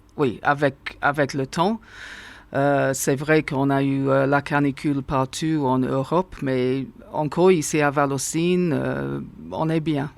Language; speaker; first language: French; non-native, fluent; English